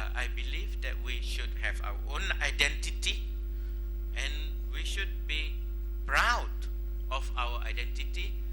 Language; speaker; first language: English; non-native, local second language; Malay